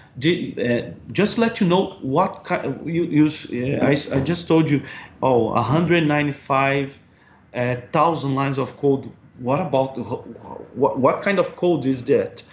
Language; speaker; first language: English; non-native, fluent; Portuguese